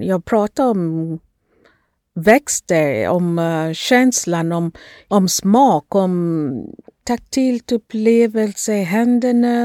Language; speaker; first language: Swedish; non-native, fluent; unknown